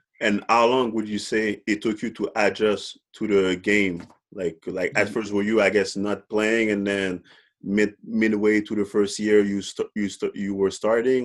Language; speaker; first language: English; non-native, fluent; French